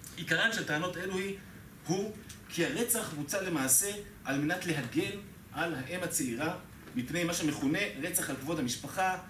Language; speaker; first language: Hebrew; native; Hebrew